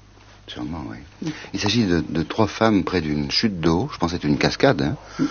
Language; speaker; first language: French; native; French